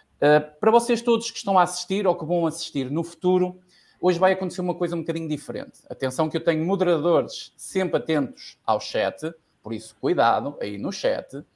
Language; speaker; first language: Portuguese; native; Portuguese